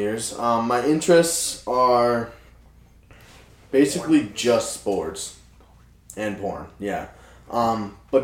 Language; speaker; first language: English; native; English